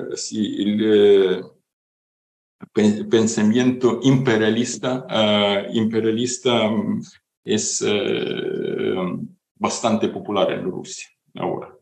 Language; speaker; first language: Spanish; non-native, fluent; Ukrainian